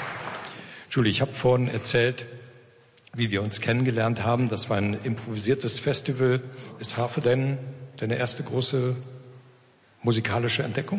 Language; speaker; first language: German; native; German